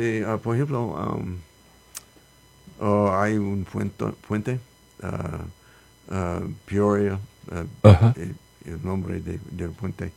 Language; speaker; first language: Spanish; non-native, learner; English